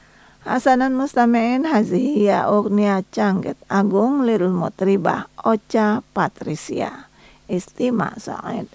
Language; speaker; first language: Arabic; non-native, fluent; Indonesian